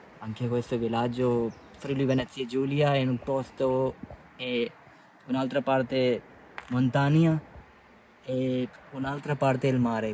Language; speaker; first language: Italian; non-native, learner; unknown